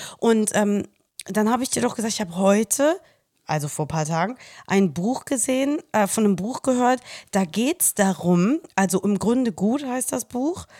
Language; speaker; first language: German; early bilingual, other home language; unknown